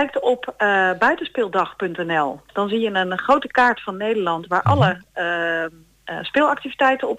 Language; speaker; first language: Dutch; native; Dutch